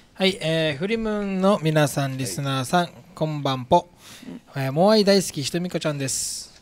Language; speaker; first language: Japanese; native; Japanese